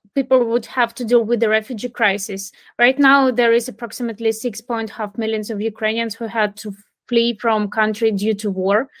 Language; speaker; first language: English; non-native, fluent; Ukrainian